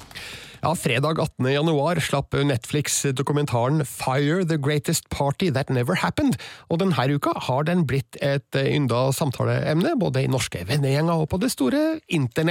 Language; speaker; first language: Norwegian; native; Norwegian